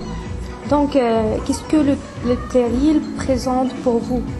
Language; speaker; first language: French; non-native, fluent; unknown